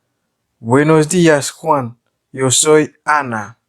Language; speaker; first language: Spanish; non-native, learner; Haitian Creole